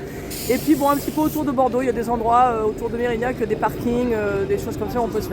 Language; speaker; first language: French; native; French